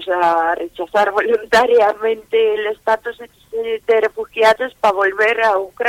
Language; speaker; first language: Spanish; non-native, fluent; Ukrainian